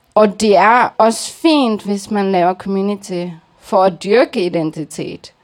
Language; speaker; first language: Danish; early bilingual, other home language; Japanese